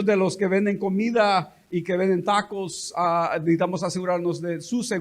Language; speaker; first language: Spanish; native; Spanish